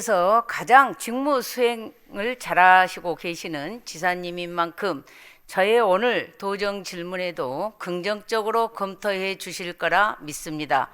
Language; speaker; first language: Korean; native; Korean